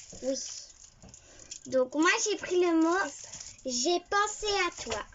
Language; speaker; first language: French; native; French